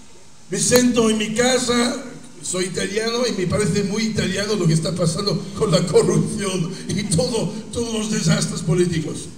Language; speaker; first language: Spanish; non-native, fluent; Italian